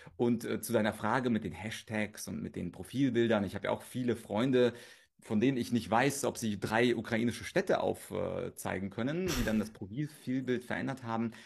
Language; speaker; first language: German; early bilingual, other home language; Russian